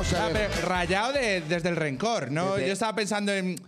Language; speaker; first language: Spanish; native; Spanish